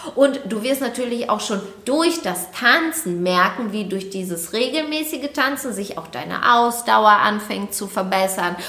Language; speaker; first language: German; native; German